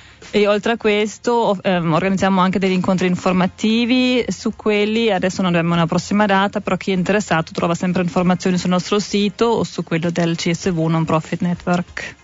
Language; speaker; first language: Italian; non-native, fluent; German